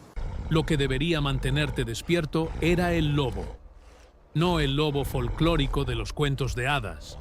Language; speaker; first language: Spanish; native; Spanish